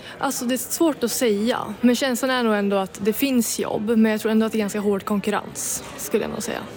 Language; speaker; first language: Swedish; native; Swedish